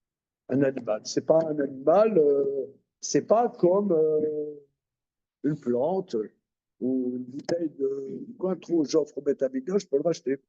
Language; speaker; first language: French; native; French